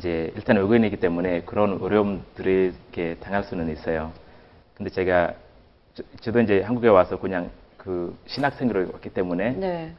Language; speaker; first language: Korean; non-native, fluent; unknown